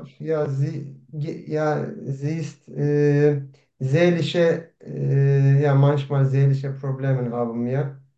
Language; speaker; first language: German; non-native, learner; Turkish